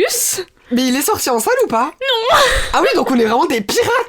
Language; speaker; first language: French; native; French